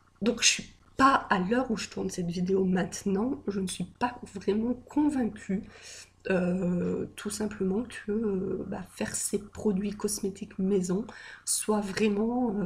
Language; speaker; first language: French; native; French